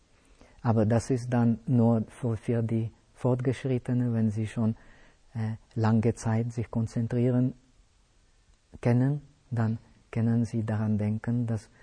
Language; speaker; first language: German; non-native, fluent; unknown